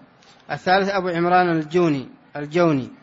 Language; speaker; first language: Arabic; native; Arabic